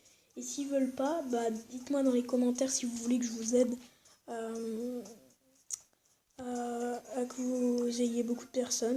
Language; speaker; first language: French; native; French